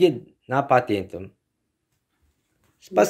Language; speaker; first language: Russian; non-native, learner; Uzbek